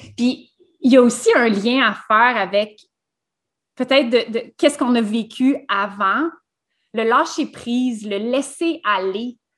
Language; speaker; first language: French; native; French